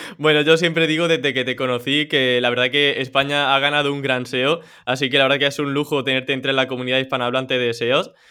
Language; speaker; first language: Spanish; native; Spanish